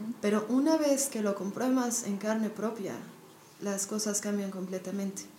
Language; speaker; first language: Spanish; native; Spanish